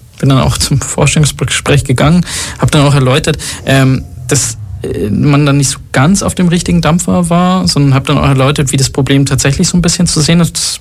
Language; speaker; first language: German; early bilingual, other home language; Arabic